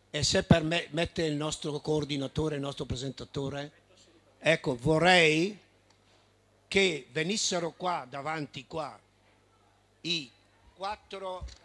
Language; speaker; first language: Italian; native; Italian